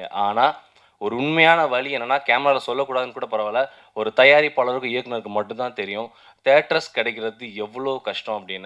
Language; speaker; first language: Tamil; native; Tamil